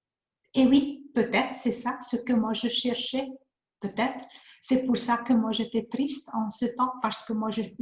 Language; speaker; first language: French; non-native, learner; Hungarian